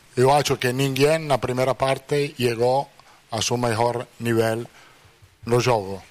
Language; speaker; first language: Portuguese; non-native, fluent; Italian